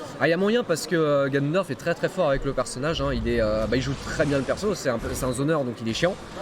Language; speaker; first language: French; native; French